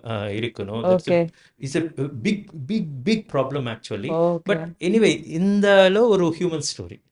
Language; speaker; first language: Tamil; non-native, learner; Telugu